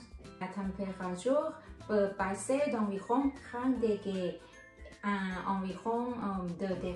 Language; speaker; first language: French; non-native, fluent; Thai